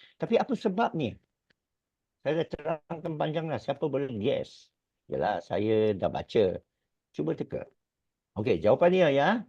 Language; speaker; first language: Malay; non-native, local second language; Chinese